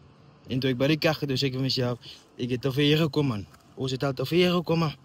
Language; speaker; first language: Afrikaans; non-native, learner; Dutch